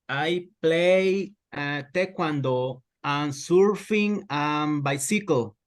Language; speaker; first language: English; non-native, learner; Spanish